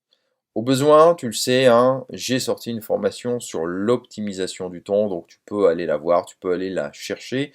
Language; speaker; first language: French; native; French